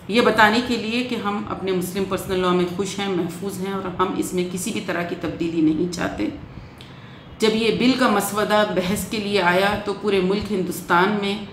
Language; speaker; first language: Urdu; native; Urdu